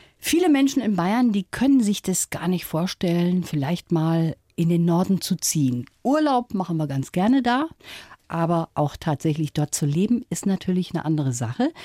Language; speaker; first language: German; native; German